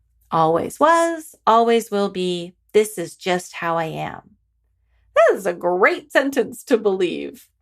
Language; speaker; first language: English; native; English